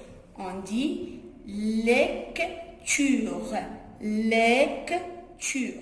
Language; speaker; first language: French; non-native, local second language; Arabic